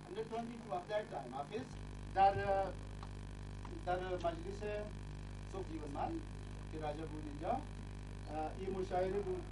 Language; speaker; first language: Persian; non-native, fluent; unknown